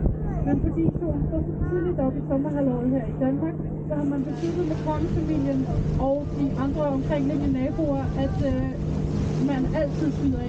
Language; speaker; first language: Danish; native; Danish